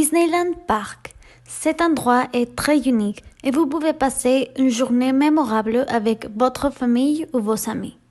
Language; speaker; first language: French; non-native, learner; Spanish